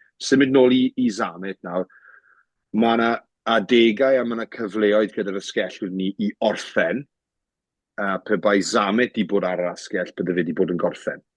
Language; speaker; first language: Welsh; native; Welsh